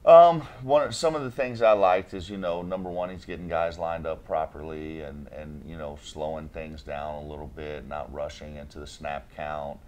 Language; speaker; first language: English; native; English